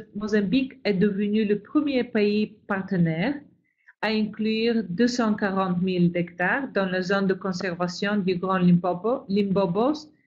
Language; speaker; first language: French; non-native, fluent; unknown